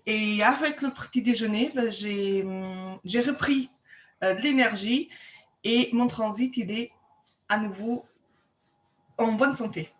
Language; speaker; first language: French; non-native, fluent; Portuguese